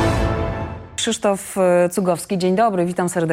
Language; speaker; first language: Polish; native; Polish